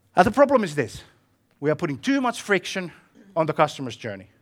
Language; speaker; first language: English; non-native, fluent; Finnish